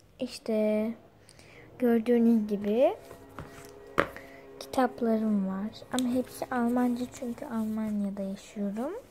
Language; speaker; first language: Turkish; early bilingual, heritage; Turkish